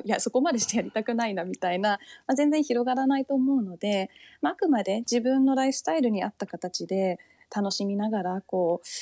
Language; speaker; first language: Japanese; early bilingual, heritage; Japanese